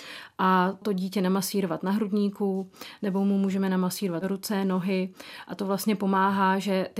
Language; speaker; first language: Czech; native; Czech